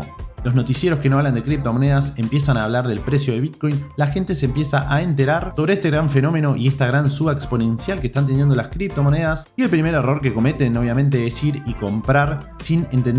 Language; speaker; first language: Spanish; native; Spanish